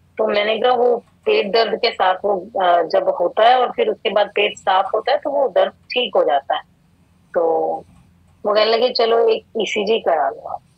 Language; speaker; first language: Hindi; native; Hindi